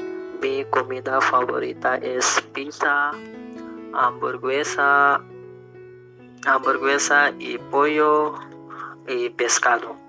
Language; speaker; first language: Spanish; non-native, learner; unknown